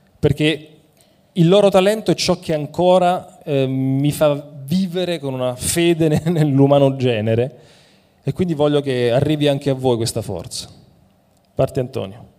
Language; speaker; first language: Italian; native; Italian